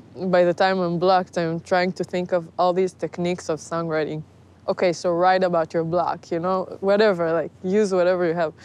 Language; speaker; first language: English; non-native, fluent; Hebrew